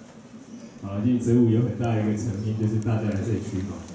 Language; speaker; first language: Chinese; native; Chinese